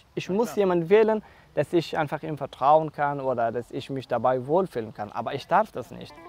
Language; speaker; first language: German; non-native, learner; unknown